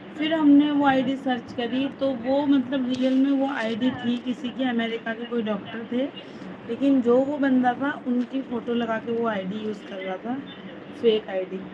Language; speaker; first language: Hindi; native; Hindi